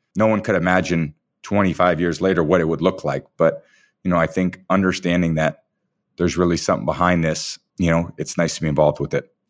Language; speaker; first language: English; native; English